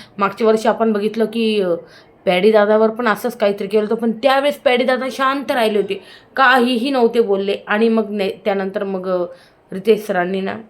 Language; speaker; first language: Marathi; native; Marathi